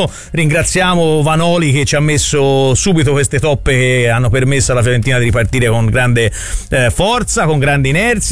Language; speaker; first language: Italian; native; Italian